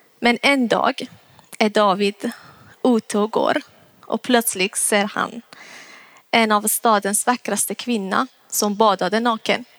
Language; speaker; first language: Swedish; non-native, fluent; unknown